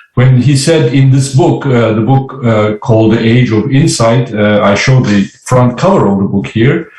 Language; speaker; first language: English; non-native, fluent; Turkish